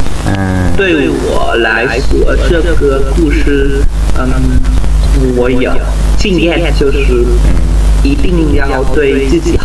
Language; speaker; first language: Chinese; non-native, learner; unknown